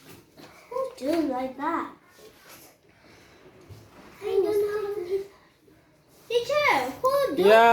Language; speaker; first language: English; non-native, learner; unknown